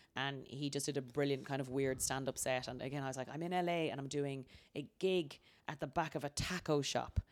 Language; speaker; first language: English; native; English